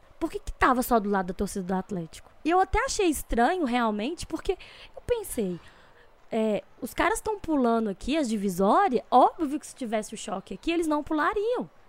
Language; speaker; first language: Portuguese; native; Portuguese